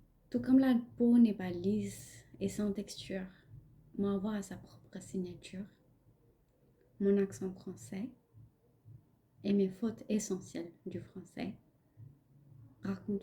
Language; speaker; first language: French; non-native, fluent; Punjabi